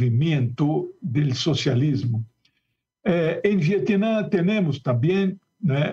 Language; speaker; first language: Spanish; non-native, learner; Portuguese